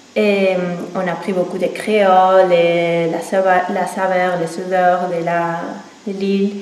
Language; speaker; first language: French; non-native, fluent; Spanish